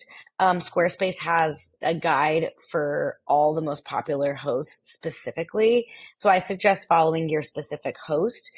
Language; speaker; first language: English; native; English